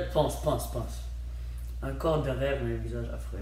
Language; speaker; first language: French; native; French